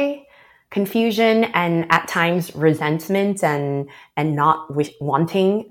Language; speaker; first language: English; early bilingual, other home language; Chinese